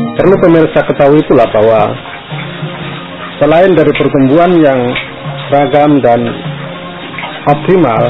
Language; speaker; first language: Indonesian; native; Indonesian